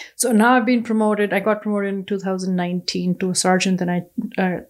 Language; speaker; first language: English; non-native, local second language; Punjabi